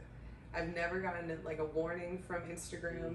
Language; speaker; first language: English; native; English